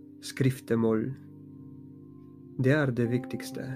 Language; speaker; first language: Norwegian; non-native, fluent; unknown